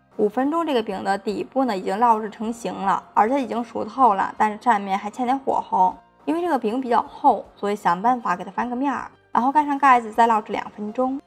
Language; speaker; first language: Chinese; native; Chinese